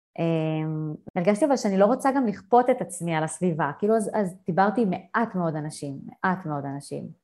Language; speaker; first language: Hebrew; native; Hebrew